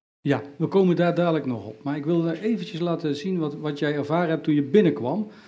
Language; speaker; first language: Dutch; native; Dutch